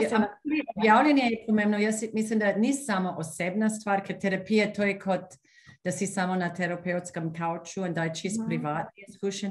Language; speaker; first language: Slovenian; non-native, fluent; English